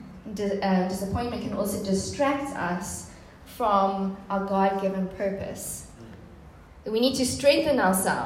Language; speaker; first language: English; native; English